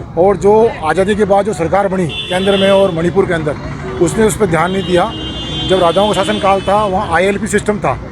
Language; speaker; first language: Hindi; native; Hindi